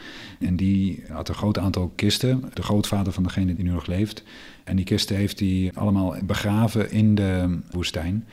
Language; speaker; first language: Dutch; native; Dutch